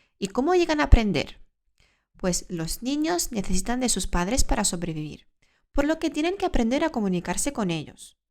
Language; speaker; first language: Spanish; early bilingual, other home language; Lithuanian